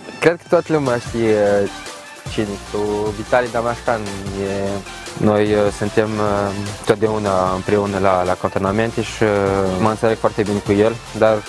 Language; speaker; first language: Romanian; early bilingual, heritage; Romanian